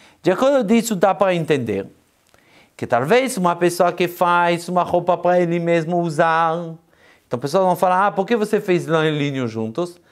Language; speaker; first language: Portuguese; non-native, fluent; Hebrew